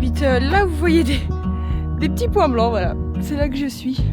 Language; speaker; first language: French; native; French